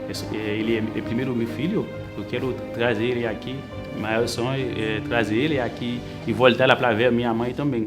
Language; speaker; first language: Portuguese; non-native, learner; Haitian Creole